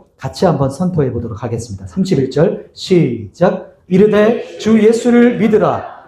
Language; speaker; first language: Korean; native; Korean